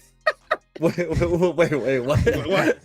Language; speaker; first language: English; native; English